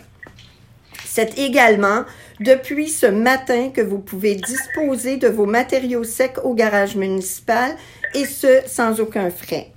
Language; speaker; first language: French; native; French